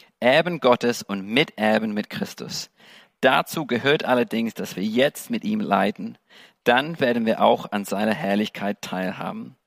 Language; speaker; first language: German; non-native, fluent; English